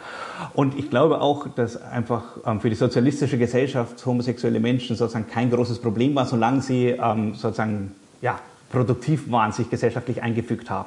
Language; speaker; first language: German; native; German